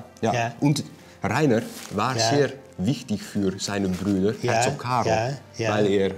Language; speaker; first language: German; non-native, learner; Dutch